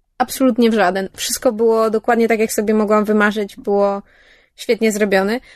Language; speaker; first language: Polish; early bilingual, heritage; English